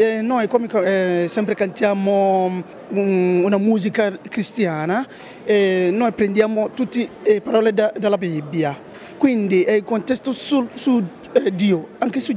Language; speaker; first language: Italian; non-native, learner; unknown